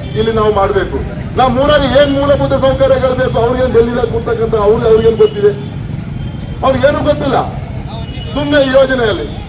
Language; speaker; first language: Kannada; native; Kannada